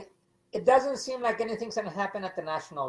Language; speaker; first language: English; native; English